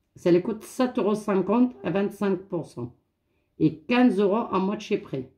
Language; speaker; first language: French; non-native, local second language; Arabic